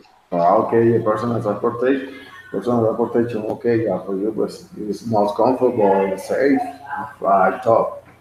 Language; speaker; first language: English; non-native, learner; Spanish